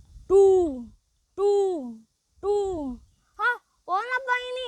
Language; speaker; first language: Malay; non-native, local second language; Javanese